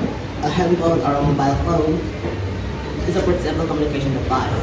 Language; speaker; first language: English; non-native, learner; Indonesian